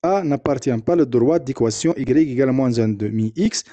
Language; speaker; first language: French; non-native, local second language; Arabic